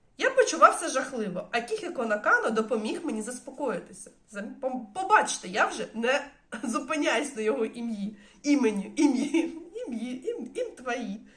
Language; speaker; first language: Ukrainian; non-native, local second language; Russian